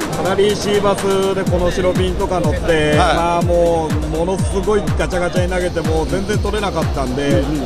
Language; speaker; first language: Japanese; native; Japanese